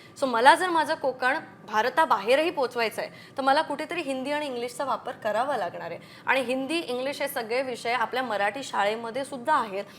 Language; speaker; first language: Marathi; native; Marathi